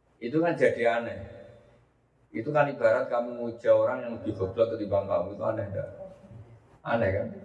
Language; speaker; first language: Indonesian; non-native, local second language; Javanese